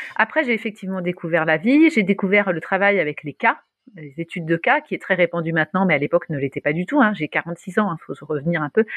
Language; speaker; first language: French; native; French